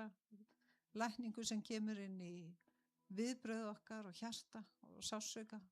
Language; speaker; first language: Icelandic; native; Icelandic